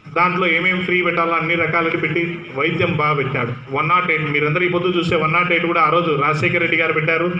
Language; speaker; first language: Telugu; native; Telugu